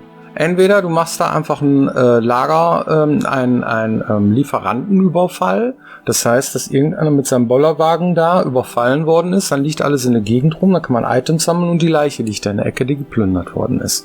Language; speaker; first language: German; native; German